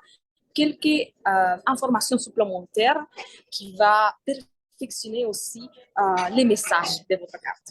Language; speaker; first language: French; non-native, learner; Spanish